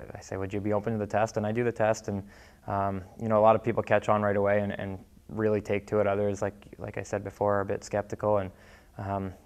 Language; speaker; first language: English; native; English